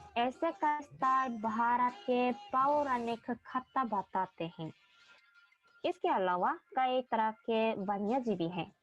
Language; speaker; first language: Hindi; non-native, learner; Korean